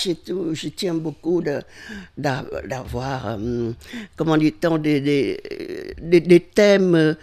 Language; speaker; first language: French; non-native, fluent; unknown